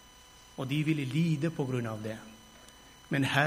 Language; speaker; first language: Norwegian; non-native, fluent; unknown